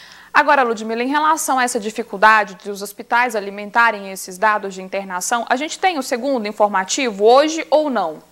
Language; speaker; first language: Portuguese; native; Portuguese